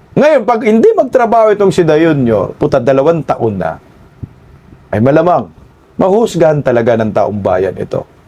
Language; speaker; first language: Filipino; non-native, local second language; Cebuano